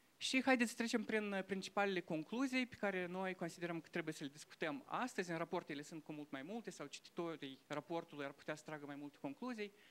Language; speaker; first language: Romanian; non-native, local second language; Russian